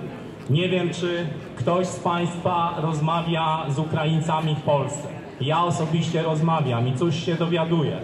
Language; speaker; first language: Polish; native; Polish